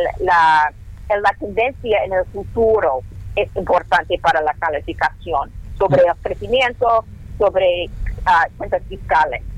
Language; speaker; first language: Spanish; non-native, learner; English